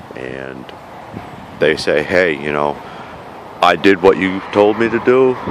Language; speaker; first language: English; native; English